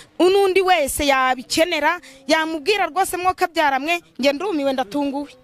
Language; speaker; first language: Kinyarwanda; native; Kinyarwanda